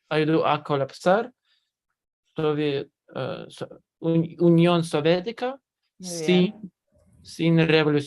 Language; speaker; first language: Spanish; non-native, learner; Russian